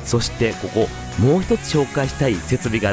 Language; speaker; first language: Japanese; native; Japanese